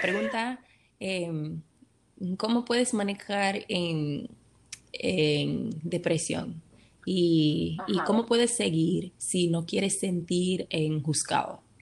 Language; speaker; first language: Spanish; early bilingual, heritage; Spanish